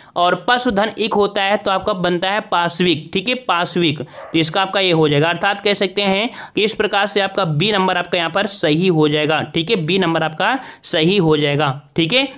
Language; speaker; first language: Hindi; native; Hindi